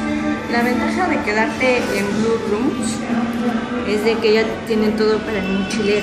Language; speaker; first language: Spanish; native; Spanish